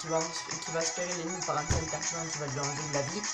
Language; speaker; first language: French; native; French